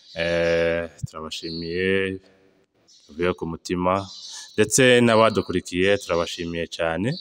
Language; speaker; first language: Kinyarwanda; native; Kinyarwanda